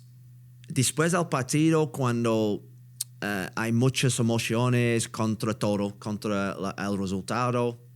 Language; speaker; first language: Spanish; non-native, learner; English